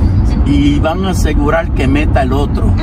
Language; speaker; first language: Spanish; native; Spanish